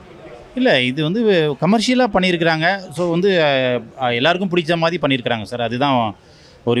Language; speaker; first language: Tamil; native; Tamil